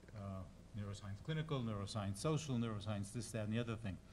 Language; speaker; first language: English; native; English